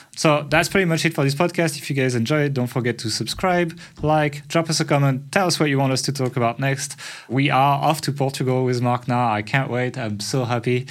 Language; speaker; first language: English; non-native, fluent; French